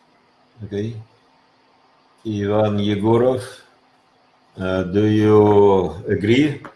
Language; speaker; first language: English; non-native, learner; Russian